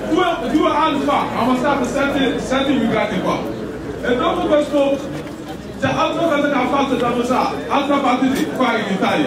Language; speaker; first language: Italian; non-native, learner; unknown